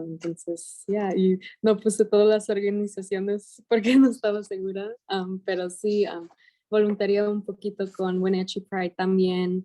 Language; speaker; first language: Spanish; early bilingual, heritage; Spanish